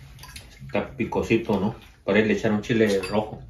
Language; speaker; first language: Spanish; native; Spanish